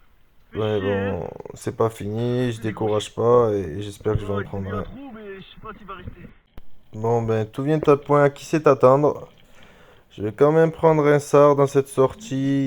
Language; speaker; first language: French; native; French